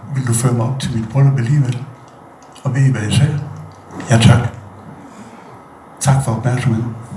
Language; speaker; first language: Danish; native; Danish